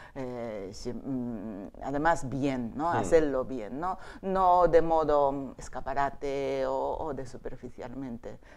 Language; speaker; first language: Spanish; non-native, fluent; Japanese